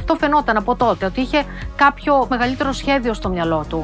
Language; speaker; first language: Greek; native; Greek